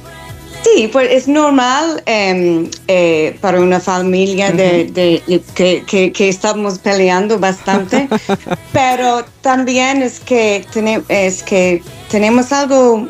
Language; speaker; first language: Spanish; non-native, fluent; English